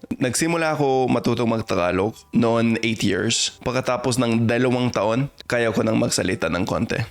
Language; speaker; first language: Filipino; non-native, fluent; English